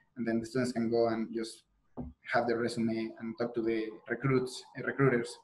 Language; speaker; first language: English; non-native, fluent; Spanish